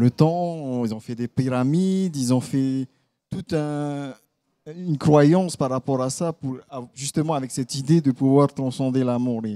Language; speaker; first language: French; native; French